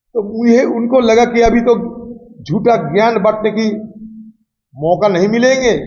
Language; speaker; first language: Hindi; non-native, local second language; Bangla